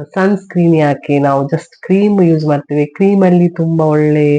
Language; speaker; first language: Kannada; non-native, local second language; Tulu